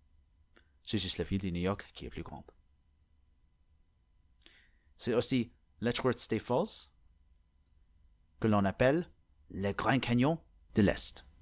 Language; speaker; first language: French; non-native, learner; English